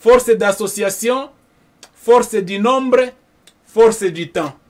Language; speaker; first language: French; non-native, local second language; Swahili